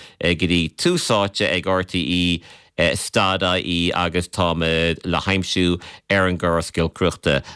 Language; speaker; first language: Irish; native; Irish